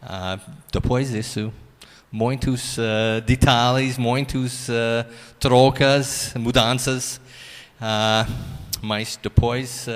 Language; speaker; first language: Portuguese; non-native, fluent; English